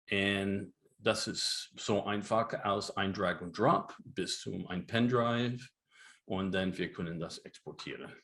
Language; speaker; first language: German; non-native, learner; English